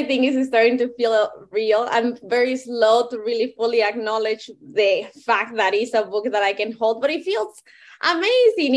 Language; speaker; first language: English; non-native, fluent; Spanish